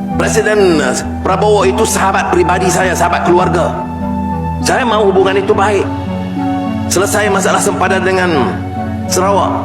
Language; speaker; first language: Malay; native; Malay